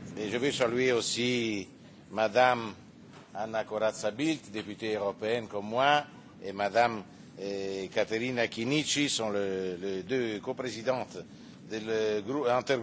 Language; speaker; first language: French; non-native, fluent; Italian